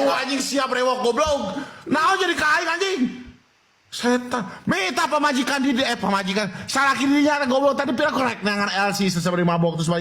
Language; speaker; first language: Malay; non-native, local second language; Sundanese